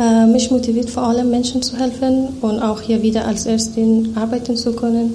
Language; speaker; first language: German; non-native, fluent; Persian